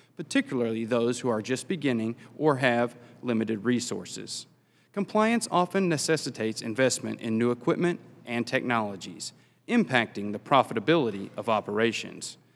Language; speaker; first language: English; native; English